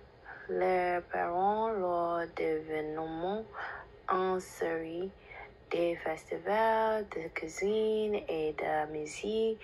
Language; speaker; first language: French; non-native, learner; English